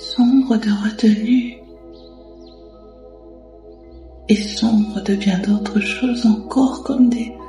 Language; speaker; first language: French; native; French